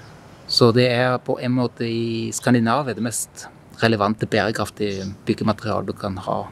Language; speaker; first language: Norwegian; non-native, fluent; German